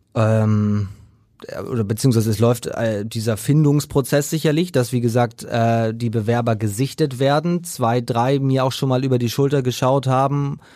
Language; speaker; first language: German; native; German